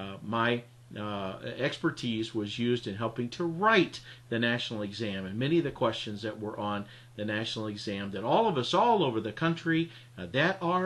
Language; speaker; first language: English; native; English